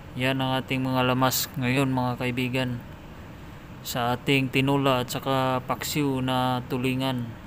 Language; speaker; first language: Filipino; non-native, local second language; Cebuano